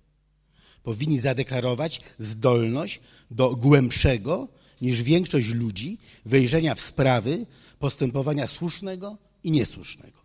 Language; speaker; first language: Polish; native; Polish